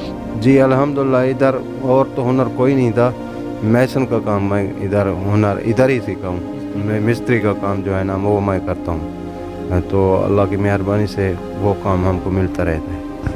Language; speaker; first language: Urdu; non-native, local second language; Punjabi